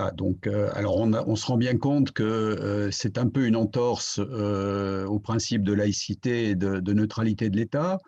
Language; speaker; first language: French; native; French